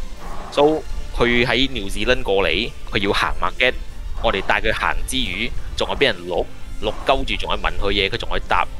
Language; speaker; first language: Chinese; native; Chinese